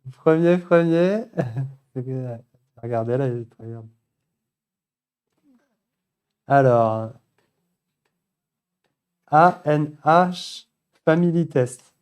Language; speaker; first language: French; native; French